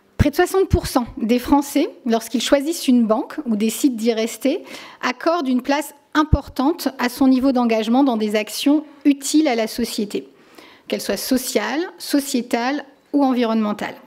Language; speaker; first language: French; native; French